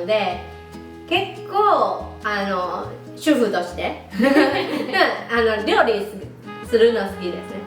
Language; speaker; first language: Japanese; non-native, fluent; Chinese